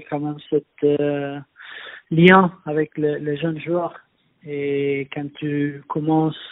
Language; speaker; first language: French; non-native, fluent; Swedish